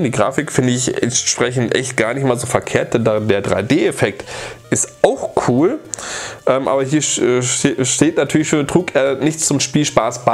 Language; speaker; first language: German; native; German